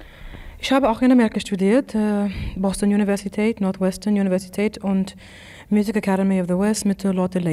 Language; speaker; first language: German; non-native, fluent; English